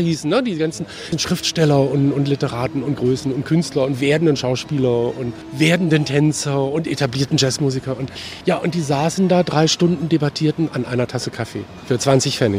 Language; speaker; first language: German; native; German